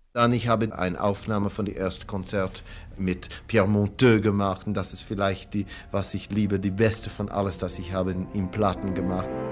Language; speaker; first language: German; non-native, fluent; English